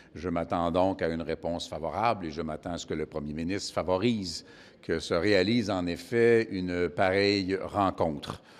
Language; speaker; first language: French; native; French